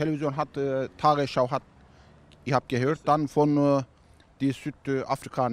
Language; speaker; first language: German; non-native, learner; Turkish